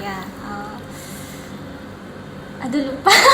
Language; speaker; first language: Indonesian; non-native, learner; Filipino